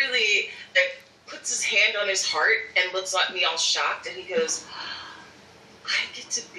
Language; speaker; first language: English; native; English